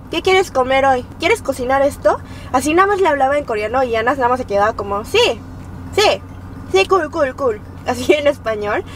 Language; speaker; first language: Spanish; early bilingual, other home language; Korean